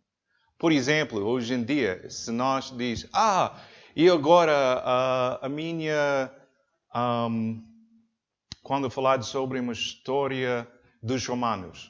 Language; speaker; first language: Portuguese; non-native, learner; English